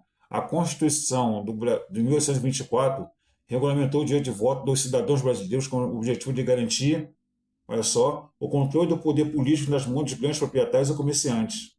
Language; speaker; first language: Portuguese; native; Portuguese